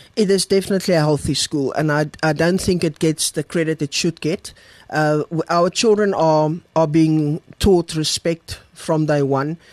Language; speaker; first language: English; non-native, local second language; Afrikaans